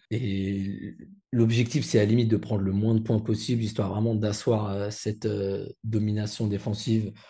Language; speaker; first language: French; native; French